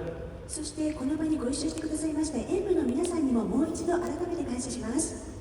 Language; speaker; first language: Japanese; native; Japanese